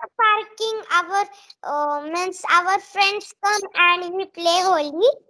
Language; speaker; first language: English; non-native, learner; Marathi